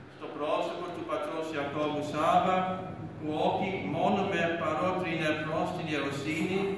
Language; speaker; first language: Greek; non-native, fluent; English